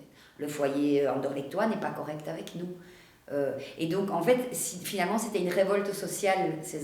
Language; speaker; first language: French; native; French